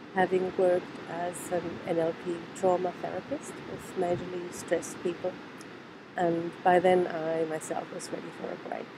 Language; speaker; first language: English; non-native, fluent; German